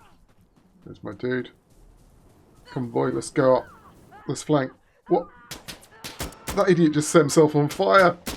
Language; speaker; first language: English; native; English